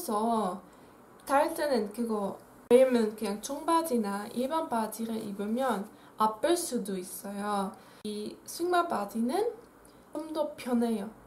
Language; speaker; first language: Korean; non-native, fluent; Dutch